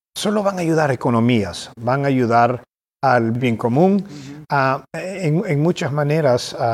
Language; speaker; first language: Spanish; early bilingual, heritage; Spanish